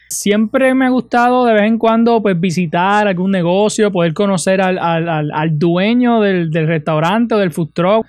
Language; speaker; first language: Spanish; native; Spanish